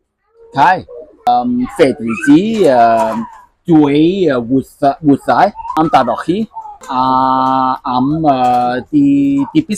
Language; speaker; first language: Welsh; non-native, learner; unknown